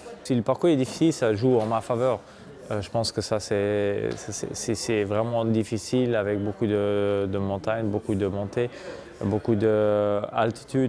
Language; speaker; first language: French; non-native, local second language; Luxembourgish